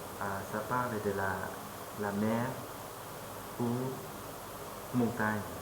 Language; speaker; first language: French; non-native, fluent; Lao